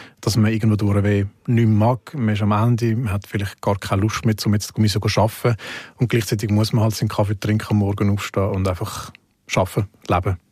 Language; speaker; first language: German; native; German